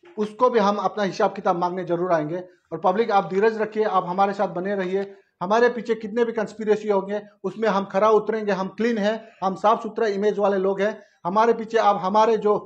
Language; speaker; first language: Hindi; non-native, local second language; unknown